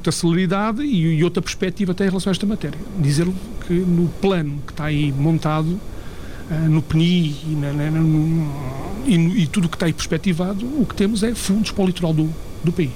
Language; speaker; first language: Portuguese; native; Portuguese